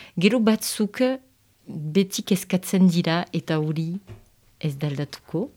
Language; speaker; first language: Basque; non-native, local second language; French